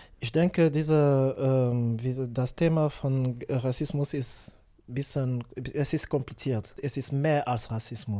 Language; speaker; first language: German; non-native, learner; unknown